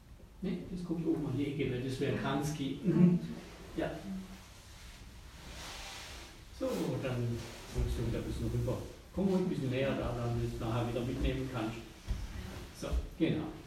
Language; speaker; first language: German; native; German